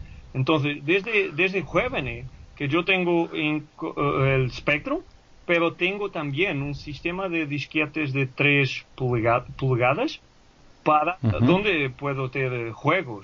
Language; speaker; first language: Spanish; non-native, fluent; Portuguese